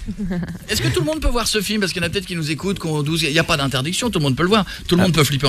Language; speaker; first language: French; native; French